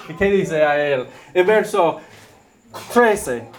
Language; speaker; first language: Spanish; non-native, learner; English